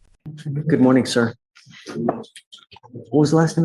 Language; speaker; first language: English; native; English